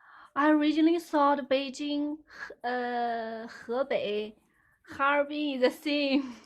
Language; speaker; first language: English; non-native, learner; Chinese